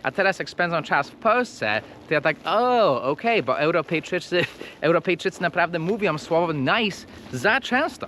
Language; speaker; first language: Polish; non-native, fluent; English